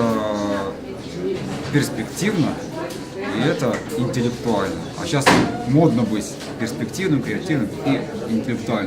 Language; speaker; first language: Russian; native; Russian